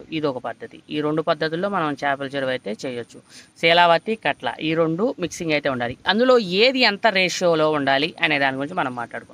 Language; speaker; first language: Telugu; native; Telugu